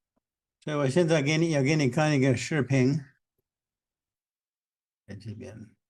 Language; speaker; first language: Chinese; non-native, fluent; English